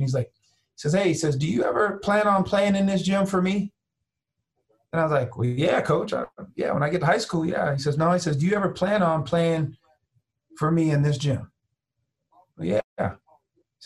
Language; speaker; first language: English; native; English